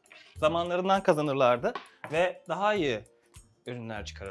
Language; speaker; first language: Turkish; native; Turkish